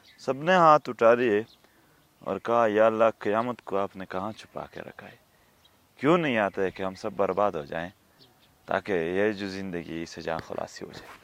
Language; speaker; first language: Urdu; non-native, local second language; Pashto